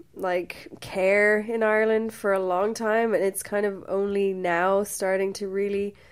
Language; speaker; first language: English; native; English